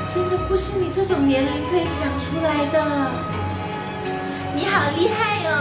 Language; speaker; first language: Chinese; native; Chinese